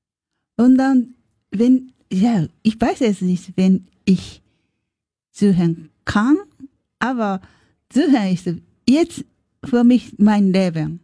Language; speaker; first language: German; non-native, learner; Japanese